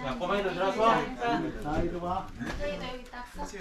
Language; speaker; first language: Korean; native; Korean